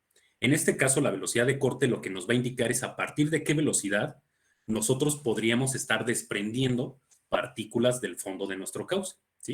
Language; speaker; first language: Spanish; native; Spanish